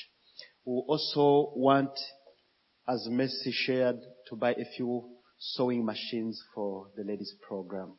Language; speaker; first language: English; non-native, fluent; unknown